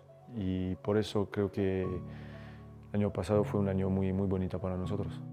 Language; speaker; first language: Spanish; non-native, fluent; French